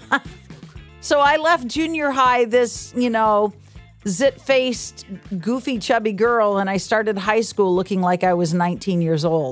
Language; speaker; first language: English; native; English